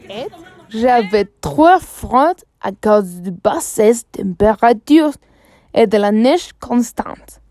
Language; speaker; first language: French; non-native, learner; Spanish